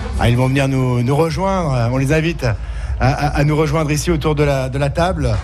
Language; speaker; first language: French; native; French